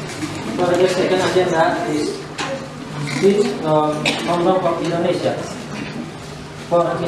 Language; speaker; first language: English; non-native, learner; Indonesian